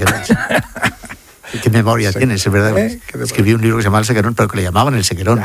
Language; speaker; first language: Spanish; native; Spanish